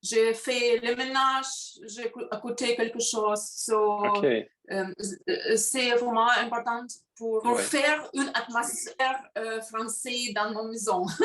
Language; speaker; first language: French; non-native, learner; Russian